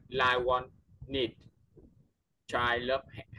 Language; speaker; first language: English; non-native, learner; Vietnamese